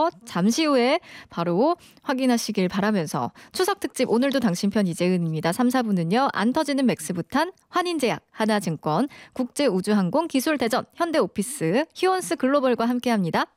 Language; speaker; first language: Korean; native; Korean